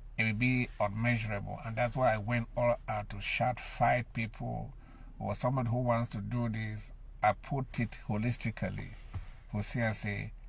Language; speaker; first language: Nigerian Pidgin; native; Nigerian Pidgin